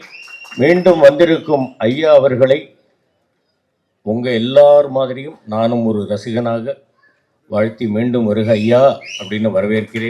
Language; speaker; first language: Tamil; native; Tamil